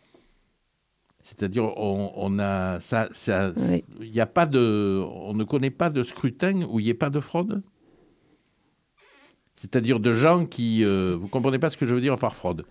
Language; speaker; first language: French; native; French